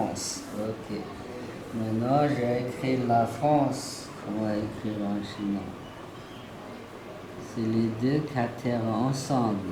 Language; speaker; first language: French; non-native, learner; Chinese